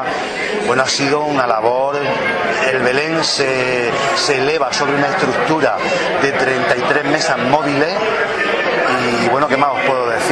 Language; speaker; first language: Spanish; native; Spanish